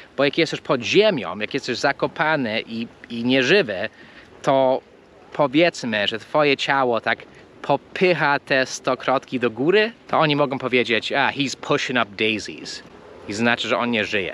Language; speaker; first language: Polish; non-native, fluent; English